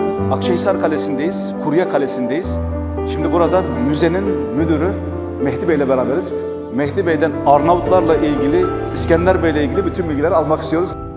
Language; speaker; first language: Turkish; native; Turkish